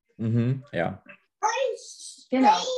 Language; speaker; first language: German; non-native, learner; Czech